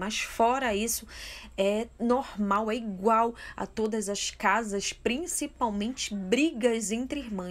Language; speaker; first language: Portuguese; native; Portuguese